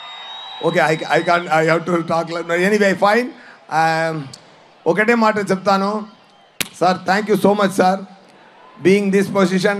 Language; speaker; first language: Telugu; non-native, learner; Tamil